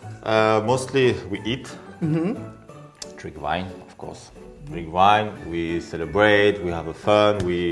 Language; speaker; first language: English; non-native, fluent; French